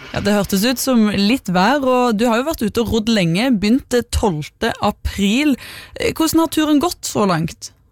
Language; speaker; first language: Norwegian; native; Norwegian